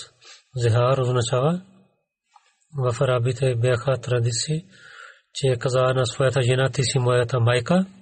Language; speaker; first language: Bulgarian; non-native, learner; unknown